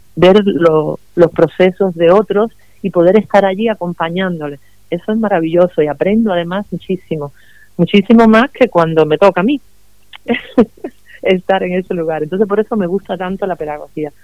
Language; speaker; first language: Spanish; native; Spanish